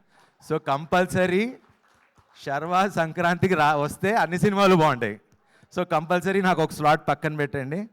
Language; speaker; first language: Telugu; native; Telugu